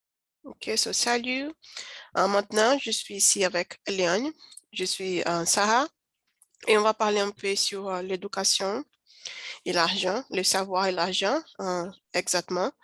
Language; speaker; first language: French; non-native, learner; Portuguese